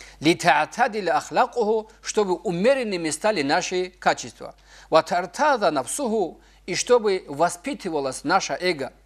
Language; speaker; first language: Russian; non-native, local second language; Avaric